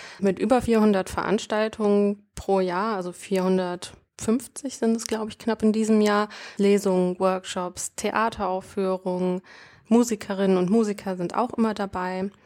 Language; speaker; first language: German; native; German